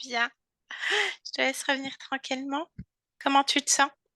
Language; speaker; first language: French; native; French